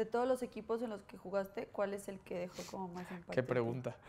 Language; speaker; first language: Spanish; native; Spanish